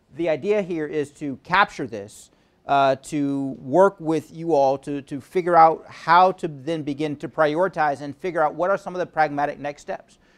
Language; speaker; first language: English; native; English